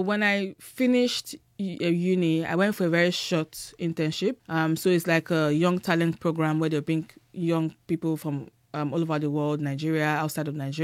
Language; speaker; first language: English; non-native, local second language; Yoruba